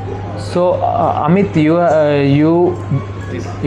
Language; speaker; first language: English; non-native, fluent; Sinhala